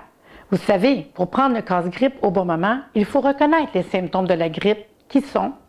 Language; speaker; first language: French; native; French